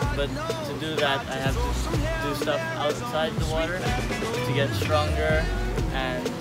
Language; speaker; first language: English; non-native, local second language; Filipino